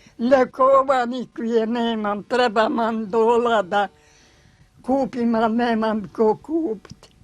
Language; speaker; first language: Bosnian; native; Bosnian